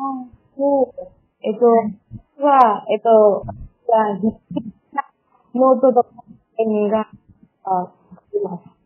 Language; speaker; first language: Japanese; non-native, learner; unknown